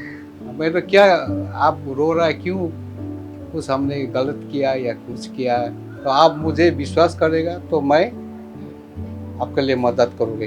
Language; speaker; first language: Hindi; non-native, local second language; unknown